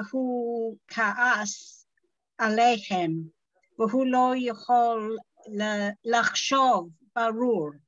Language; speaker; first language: Hebrew; non-native, learner; English